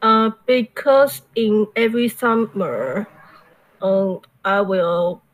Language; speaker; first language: English; non-native, learner; Chinese